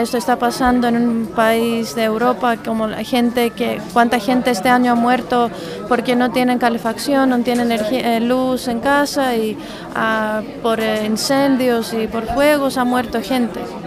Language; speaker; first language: Spanish; non-native, fluent; Greek